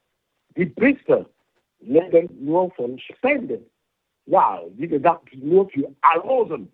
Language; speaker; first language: German; non-native, fluent; French